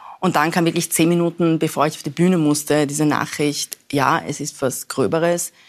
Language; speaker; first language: German; early bilingual, other home language; Persian